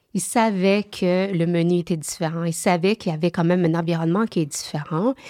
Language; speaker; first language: French; early bilingual, other home language; Vietnamese